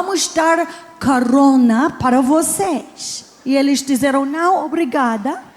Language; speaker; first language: Portuguese; non-native, learner; English